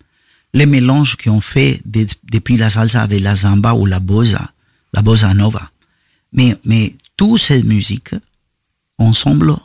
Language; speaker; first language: French; non-native, fluent; Spanish